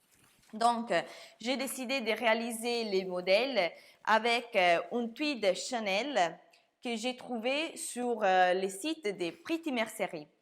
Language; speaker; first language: French; non-native, fluent; Italian